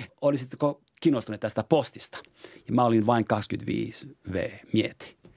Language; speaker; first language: Finnish; non-native, fluent; French